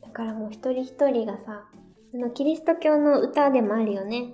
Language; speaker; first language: Japanese; native; Japanese